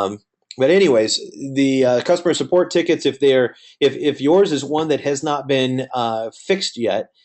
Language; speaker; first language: English; native; English